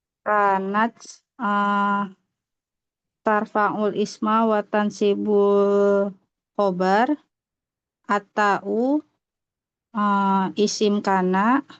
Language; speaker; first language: Arabic; non-native, learner; Indonesian